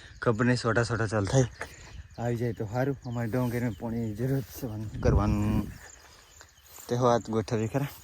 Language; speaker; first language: Gujarati; non-native, local second language; Rathawi